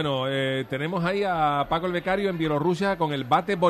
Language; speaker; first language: Spanish; native; Spanish